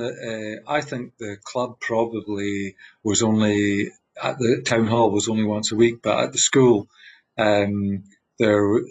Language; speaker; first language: English; native; English